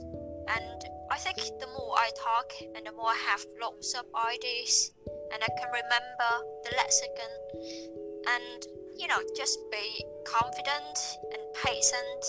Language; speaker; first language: English; non-native, learner; Vietnamese